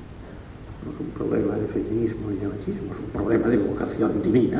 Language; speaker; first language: Spanish; non-native, local second language; Catalan